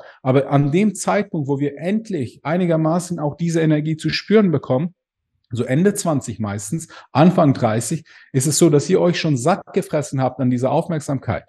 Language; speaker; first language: German; native; German